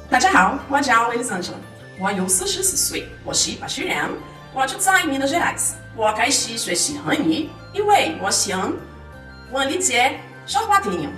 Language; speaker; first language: Chinese; non-native, learner; Portuguese